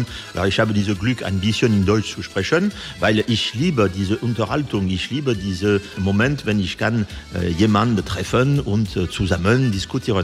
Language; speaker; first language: German; non-native, learner; French